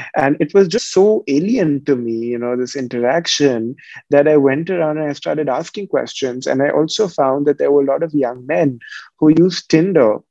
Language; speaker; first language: English; non-native, local second language; Hindi